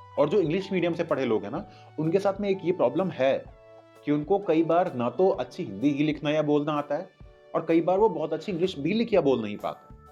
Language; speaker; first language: Hindi; native; Hindi